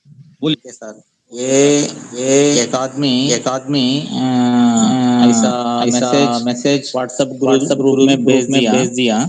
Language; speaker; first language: Hindi; non-native, local second language; Telugu